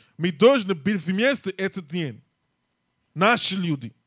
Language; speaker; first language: Russian; non-native, learner; English